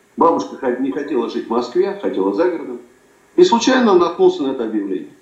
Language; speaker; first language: Russian; native; Russian